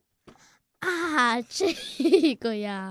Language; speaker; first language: Chinese; early bilingual, heritage; Chinese